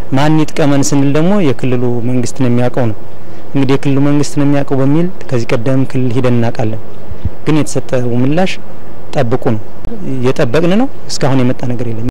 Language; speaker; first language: Amharic; native; Amharic